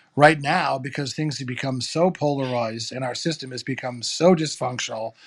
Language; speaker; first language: English; native; English